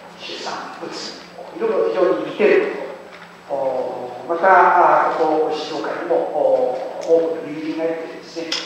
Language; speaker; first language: Japanese; non-native, fluent; Chinese